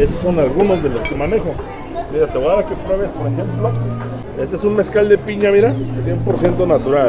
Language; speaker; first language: Spanish; native; Spanish